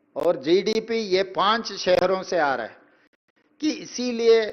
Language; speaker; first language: Hindi; non-native, local second language; Telugu